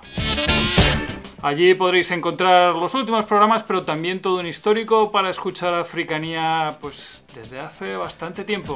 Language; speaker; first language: Spanish; native; Spanish